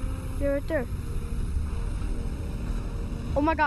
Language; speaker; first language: English; native; English